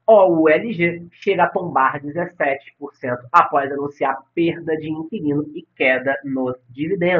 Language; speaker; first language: Portuguese; native; Portuguese